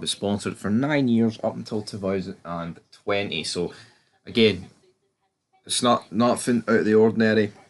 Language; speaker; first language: English; native; English